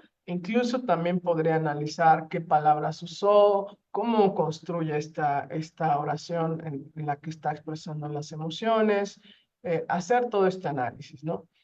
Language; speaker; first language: Spanish; native; Spanish